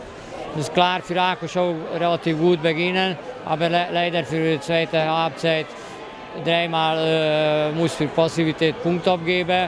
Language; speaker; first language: German; non-native, learner; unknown